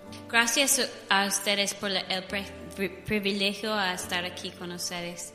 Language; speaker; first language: Spanish; non-native, learner; English